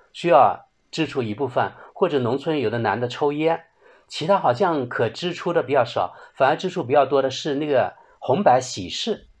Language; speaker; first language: Chinese; native; Chinese